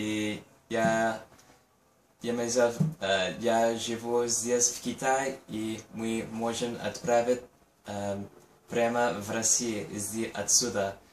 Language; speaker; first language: Russian; non-native, learner; Chinese